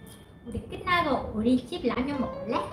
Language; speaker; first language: Korean; non-native, learner; Vietnamese